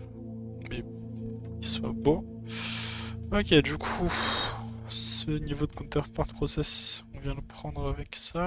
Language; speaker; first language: French; native; French